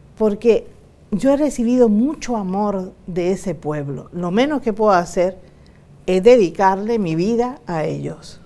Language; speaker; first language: Spanish; native; Spanish